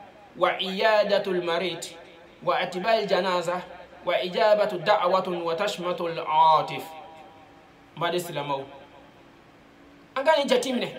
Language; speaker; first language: Arabic; non-native, fluent; Bambara